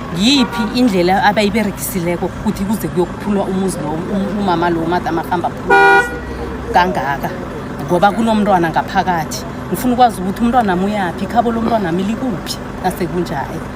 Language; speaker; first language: Zulu; non-native, local second language; South Ndebele